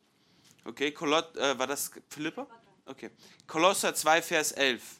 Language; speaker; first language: German; non-native, fluent; English